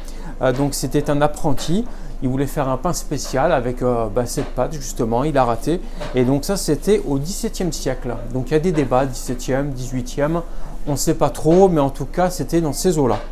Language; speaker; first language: French; native; French